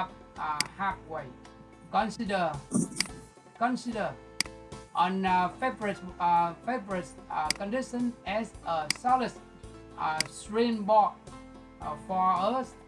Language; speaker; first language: English; non-native, local second language; Vietnamese